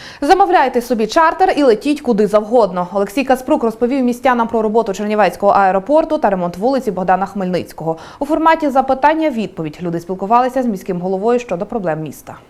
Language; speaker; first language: Ukrainian; native; Ukrainian